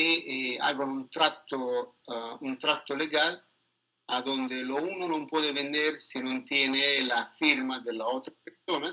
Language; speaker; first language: Spanish; non-native, learner; Italian